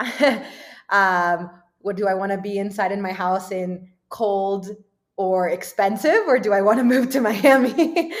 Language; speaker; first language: English; early bilingual, other home language; Spanish